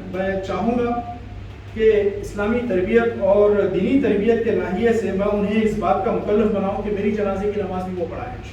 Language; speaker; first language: Urdu; native; Urdu